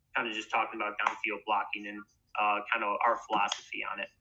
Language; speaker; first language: English; native; English